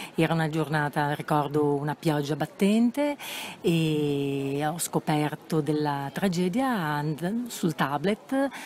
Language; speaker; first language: Italian; native; Italian